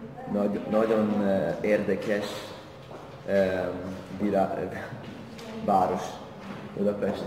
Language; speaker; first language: Hungarian; non-native, learner; Swedish